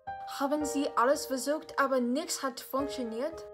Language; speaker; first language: German; non-native, learner; English